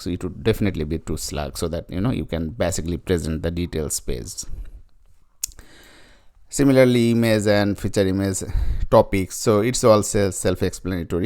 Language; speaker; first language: English; non-native, fluent; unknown